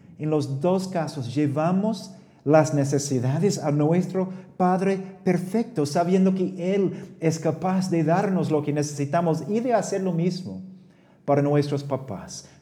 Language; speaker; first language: Spanish; non-native, fluent; English